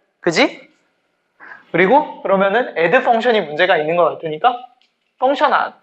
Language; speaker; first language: Korean; native; Korean